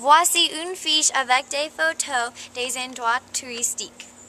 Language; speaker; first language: French; non-native, learner; English